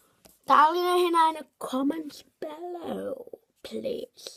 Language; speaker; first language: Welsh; non-native, local second language; English